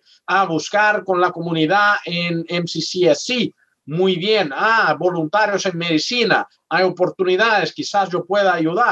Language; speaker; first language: Spanish; non-native, fluent; Portuguese